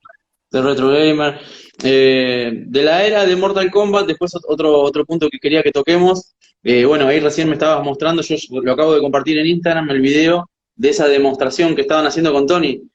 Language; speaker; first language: Spanish; native; Spanish